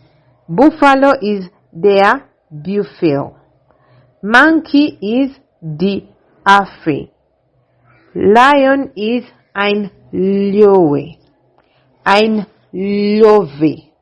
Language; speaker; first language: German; non-native, learner; English